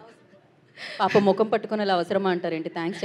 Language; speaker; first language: Telugu; native; Telugu